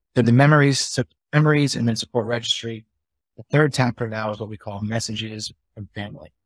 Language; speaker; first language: English; native; English